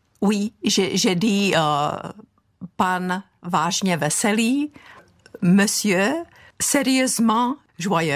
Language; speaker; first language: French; non-native, learner; Czech